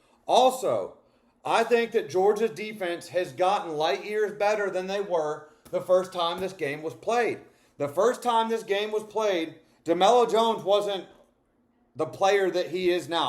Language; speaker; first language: English; native; English